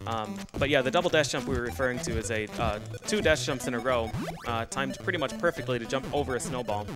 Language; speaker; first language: English; native; English